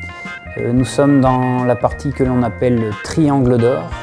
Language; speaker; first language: French; native; French